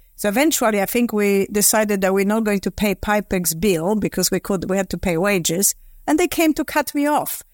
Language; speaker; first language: English; non-native, fluent; Polish